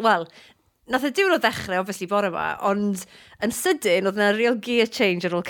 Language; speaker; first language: Welsh; native; Welsh